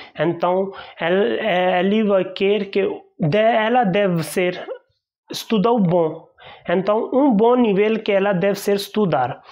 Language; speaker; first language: Portuguese; non-native, learner; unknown